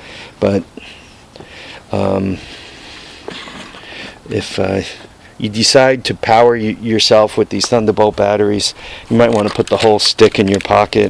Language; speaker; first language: English; native; English